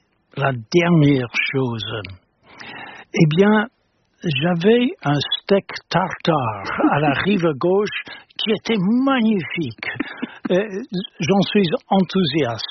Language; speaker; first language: French; non-native, fluent; English